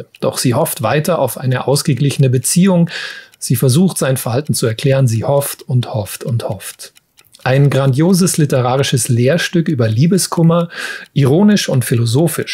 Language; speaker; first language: German; native; German